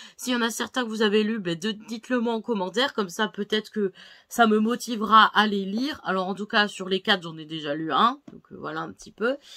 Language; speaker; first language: French; native; French